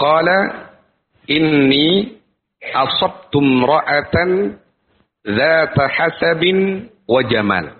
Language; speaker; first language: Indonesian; native; Indonesian